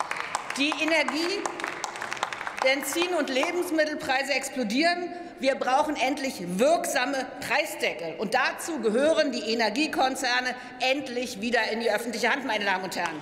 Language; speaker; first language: German; native; German